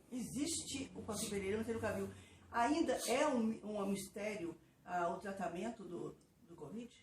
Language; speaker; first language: Portuguese; native; Portuguese